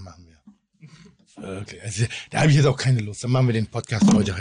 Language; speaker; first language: German; native; German